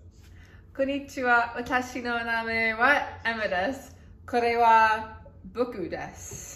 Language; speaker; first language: Japanese; non-native, learner; English